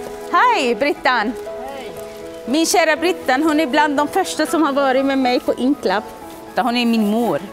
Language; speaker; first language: Swedish; non-native, fluent; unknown